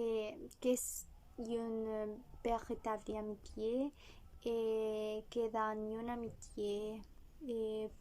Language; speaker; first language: French; non-native, learner; Spanish